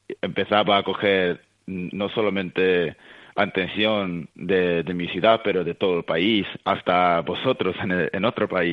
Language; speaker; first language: Spanish; early bilingual, heritage; Spanish